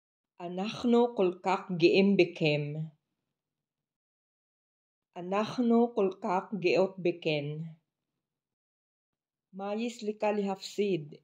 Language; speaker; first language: Hebrew; non-native, fluent; Filipino